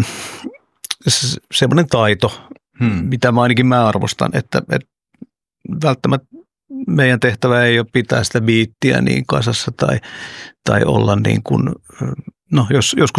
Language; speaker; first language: Finnish; early bilingual, other home language; Oromo